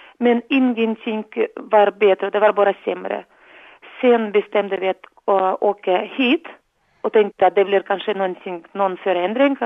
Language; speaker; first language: Swedish; non-native, fluent; Russian